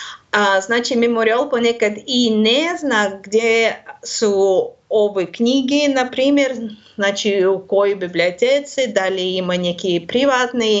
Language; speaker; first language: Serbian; non-native, learner; Russian